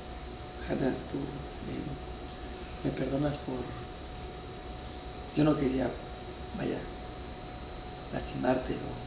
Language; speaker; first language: Spanish; native; Spanish